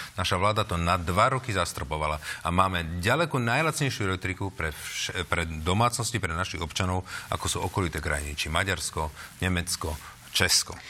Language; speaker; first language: Slovak; native; Slovak